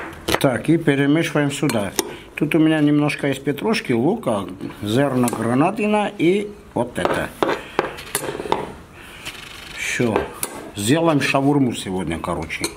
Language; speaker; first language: Russian; non-native, fluent; Armenian